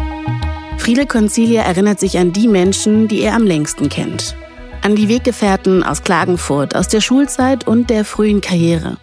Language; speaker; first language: German; native; German